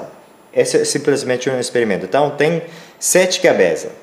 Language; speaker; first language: Portuguese; non-native, learner; Spanish